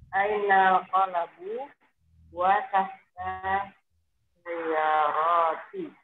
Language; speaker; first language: Arabic; non-native, learner; Indonesian